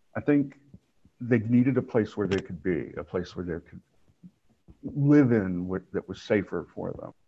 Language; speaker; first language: English; native; English